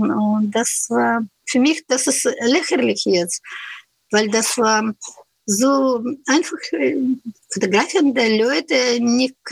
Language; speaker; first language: German; non-native, learner; Russian